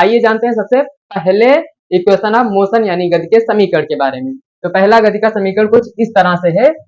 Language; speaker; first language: Hindi; native; Hindi